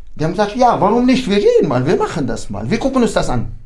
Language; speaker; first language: German; early bilingual, heritage; German